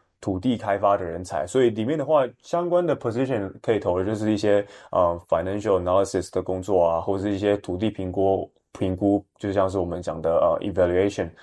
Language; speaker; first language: Chinese; native; Chinese